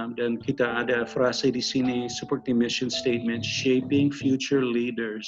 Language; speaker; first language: Indonesian; non-native, local second language; English